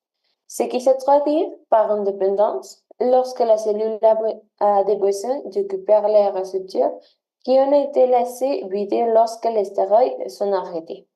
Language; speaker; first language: French; non-native, learner; Spanish